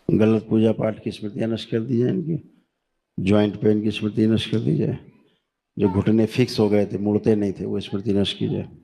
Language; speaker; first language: Hindi; native; Hindi